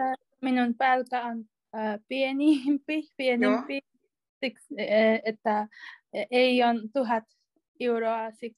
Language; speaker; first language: Finnish; non-native, learner; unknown